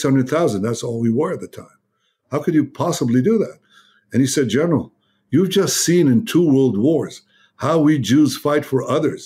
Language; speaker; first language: English; non-native, fluent; Hebrew